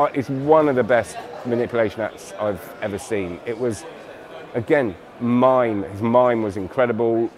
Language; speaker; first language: English; native; English